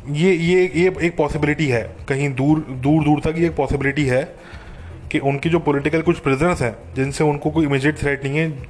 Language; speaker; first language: Hindi; native; Hindi